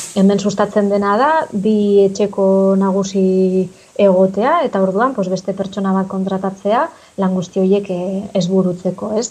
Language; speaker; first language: Basque; native; Basque